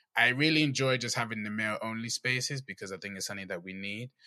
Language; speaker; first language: English; native; English